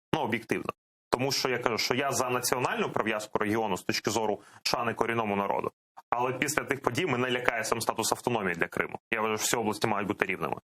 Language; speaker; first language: Ukrainian; non-native, local second language; Russian